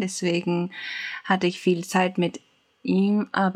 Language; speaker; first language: German; non-native, learner; Japanese